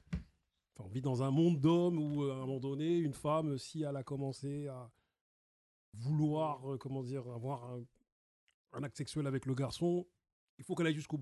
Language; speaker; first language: French; native; French